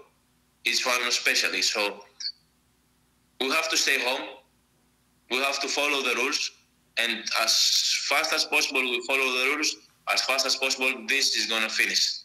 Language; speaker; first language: English; non-native, fluent; Greek